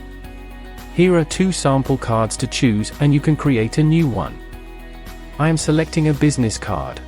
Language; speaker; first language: English; non-native, local second language; Hindi